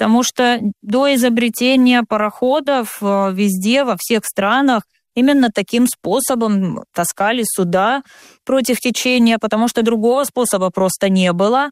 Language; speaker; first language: Russian; native; Russian